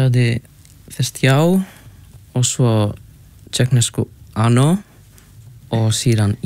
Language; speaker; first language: Icelandic; non-native, learner; Czech